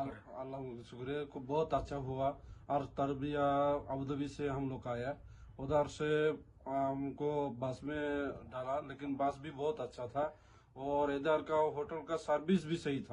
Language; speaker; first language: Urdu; non-native, learner; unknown